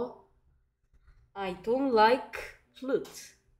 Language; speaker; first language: English; non-native, learner; Korean